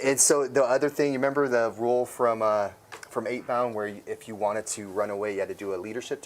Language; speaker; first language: English; native; English